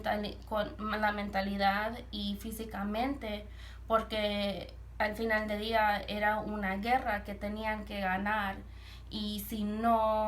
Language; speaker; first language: Spanish; early bilingual, heritage; Spanish